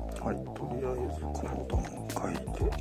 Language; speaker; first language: Japanese; native; Japanese